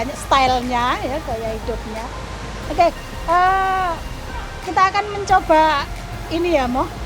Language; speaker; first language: Indonesian; native; Indonesian